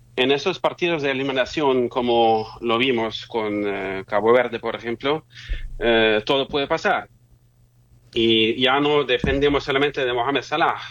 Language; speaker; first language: Spanish; non-native, fluent; German